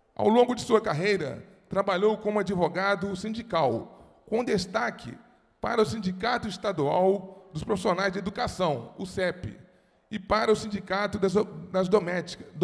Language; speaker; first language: Portuguese; native; Portuguese